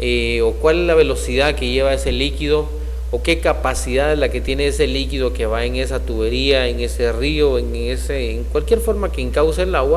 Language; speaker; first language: Spanish; native; Spanish